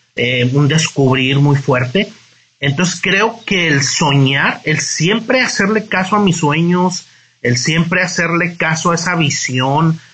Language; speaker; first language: Spanish; native; Spanish